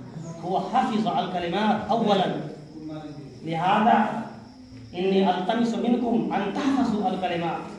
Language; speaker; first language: Arabic; non-native, fluent; Urdu